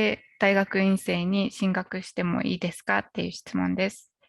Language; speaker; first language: Japanese; non-native, fluent; Mongolian